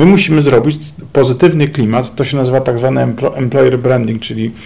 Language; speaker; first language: Polish; native; Polish